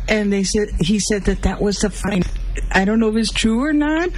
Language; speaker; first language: English; early bilingual, other home language; Spanish